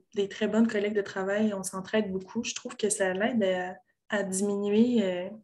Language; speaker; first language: French; native; French